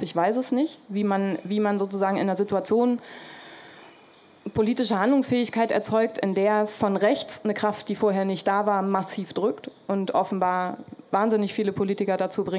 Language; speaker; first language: German; native; German